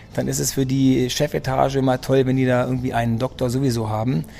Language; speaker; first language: German; early bilingual, other home language; Greek